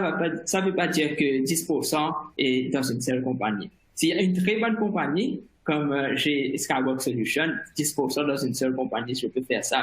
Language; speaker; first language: French; non-native, fluent; Morisyen